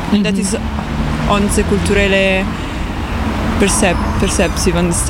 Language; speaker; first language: Dutch; non-native, learner; Italian